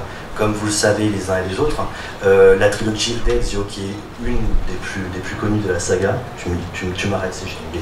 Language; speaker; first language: French; native; French